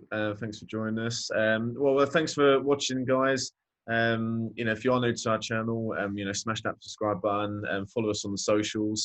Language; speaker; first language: English; native; English